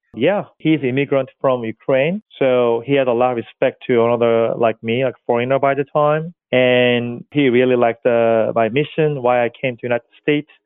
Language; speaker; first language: English; non-native, fluent; Korean